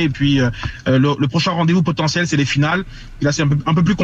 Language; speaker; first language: French; native; French